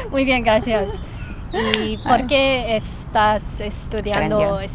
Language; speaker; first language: Spanish; non-native, learner; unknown